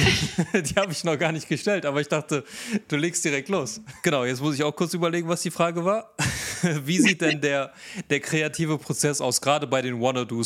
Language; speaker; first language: German; native; German